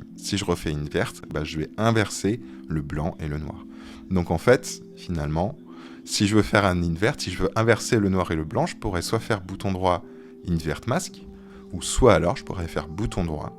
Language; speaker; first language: French; native; French